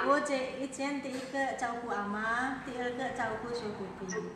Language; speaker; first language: Chinese; non-native, learner; Indonesian